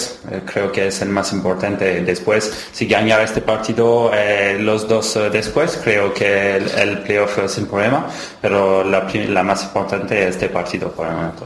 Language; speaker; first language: Spanish; non-native, learner; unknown